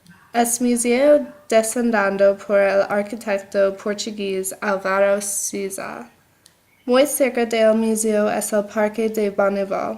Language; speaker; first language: Spanish; non-native, learner; English